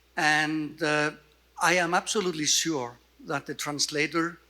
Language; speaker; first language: English; non-native, fluent; Icelandic